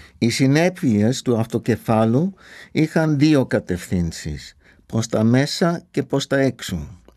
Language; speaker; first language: Greek; non-native, fluent; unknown